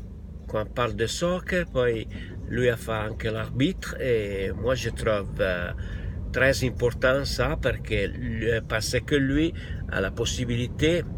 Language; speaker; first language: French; non-native, learner; Italian